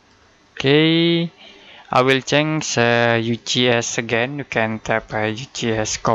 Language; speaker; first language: English; non-native, learner; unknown